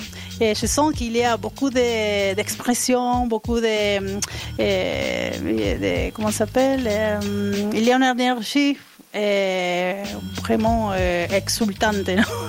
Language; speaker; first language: French; non-native, learner; Spanish